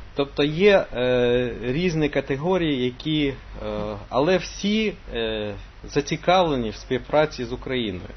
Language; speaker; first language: Ukrainian; non-native, local second language; Russian